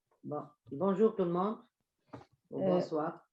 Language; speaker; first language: French; non-native, local second language; Arabic